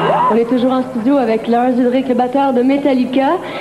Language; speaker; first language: French; native; French